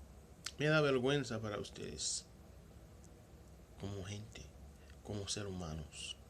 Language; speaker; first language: Spanish; non-native, local second language; Haitian Creole